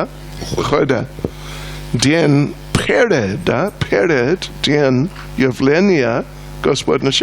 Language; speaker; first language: Russian; non-native, learner; English